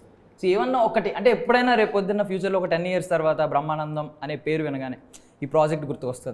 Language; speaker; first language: Telugu; native; Telugu